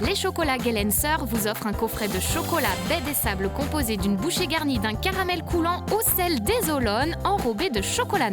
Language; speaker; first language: French; native; French